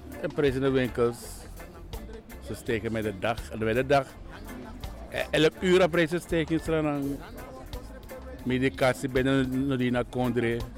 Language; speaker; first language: Dutch; non-native, local second language; Sranan Tongo